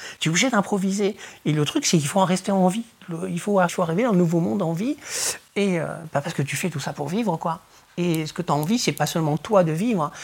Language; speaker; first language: French; early bilingual, other home language; Spanish